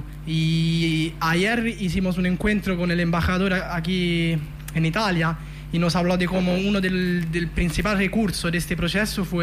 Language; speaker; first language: Spanish; non-native, learner; Italian